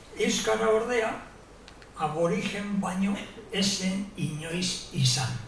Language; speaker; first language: Basque; non-native, local second language; Spanish